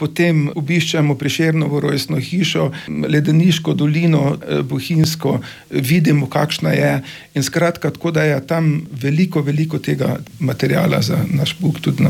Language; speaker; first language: Slovenian; native; Slovenian